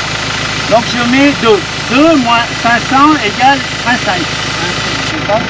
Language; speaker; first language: French; native; French